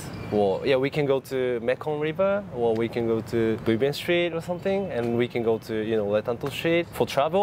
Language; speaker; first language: English; non-native, fluent; Japanese